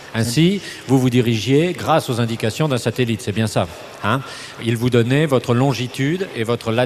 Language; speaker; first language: French; native; French